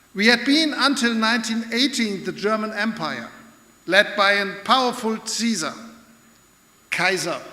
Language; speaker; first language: English; non-native, fluent; German